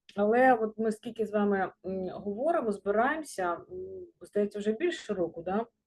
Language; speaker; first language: Ukrainian; non-native, local second language; Russian